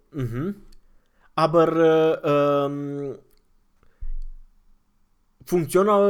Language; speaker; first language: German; non-native, fluent; Romanian